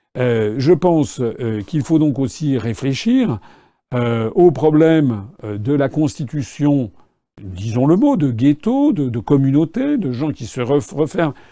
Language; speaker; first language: French; native; French